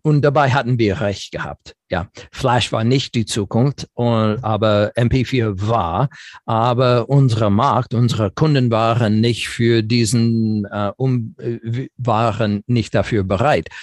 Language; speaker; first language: German; non-native, fluent; English